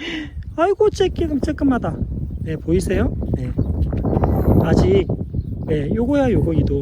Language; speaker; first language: Korean; native; Korean